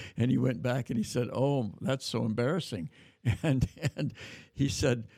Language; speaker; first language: English; native; English